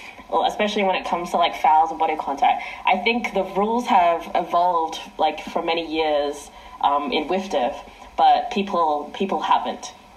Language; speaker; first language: English; early bilingual, other home language; Chinese